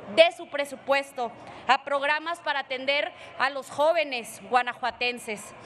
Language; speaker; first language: Spanish; native; Spanish